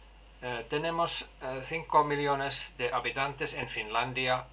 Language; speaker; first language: Spanish; non-native, fluent; Finnish